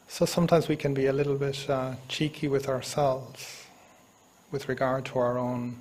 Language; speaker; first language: English; native; English